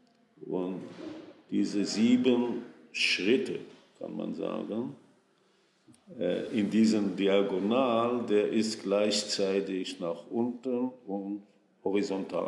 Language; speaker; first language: German; non-native, fluent; Hebrew